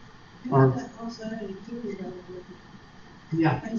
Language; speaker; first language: English; native; English